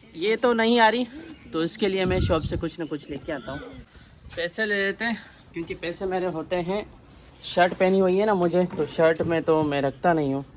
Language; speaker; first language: Urdu; non-native, local second language; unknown